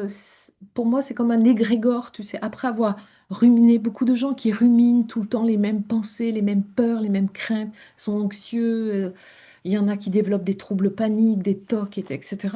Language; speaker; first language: French; native; French